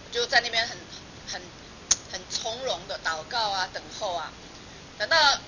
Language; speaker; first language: Chinese; native; Chinese